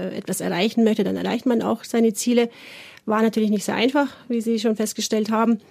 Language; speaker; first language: German; early bilingual, other home language; Turkish